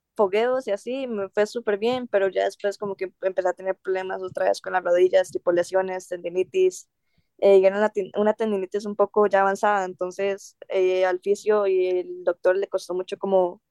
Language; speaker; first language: Spanish; native; Spanish